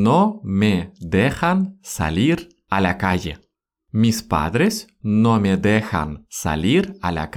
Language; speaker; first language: Spanish; non-native, fluent; Russian